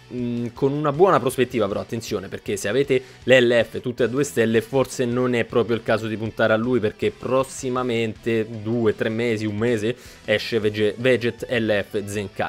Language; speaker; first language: Italian; native; Italian